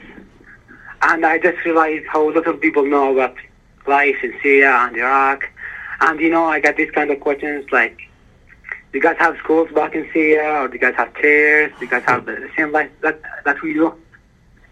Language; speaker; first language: English; early bilingual, other home language; Arabic